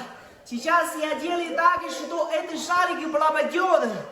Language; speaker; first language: Russian; non-native, learner; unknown